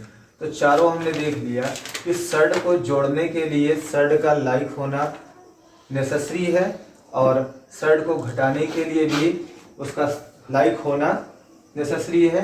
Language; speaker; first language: Hindi; native; Hindi